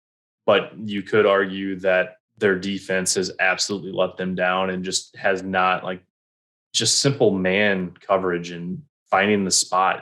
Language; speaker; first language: English; native; English